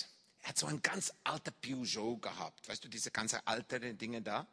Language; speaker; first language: German; non-native, fluent; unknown